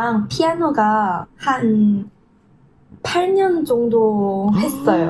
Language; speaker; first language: Korean; non-native, learner; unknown